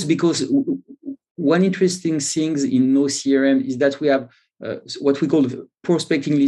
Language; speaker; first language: English; non-native, fluent; French